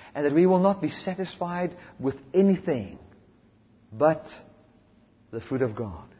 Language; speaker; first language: English; non-native, local second language; Afrikaans